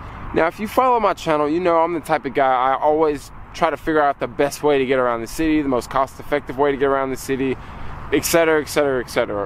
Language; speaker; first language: English; native; English